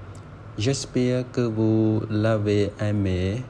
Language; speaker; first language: French; non-native, learner; Khmer